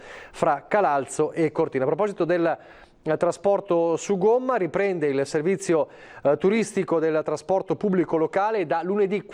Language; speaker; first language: Italian; native; Italian